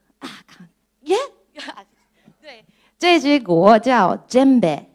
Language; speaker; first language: Chinese; non-native, fluent; Japanese